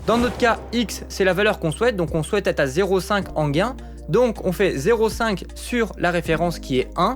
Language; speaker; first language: French; native; French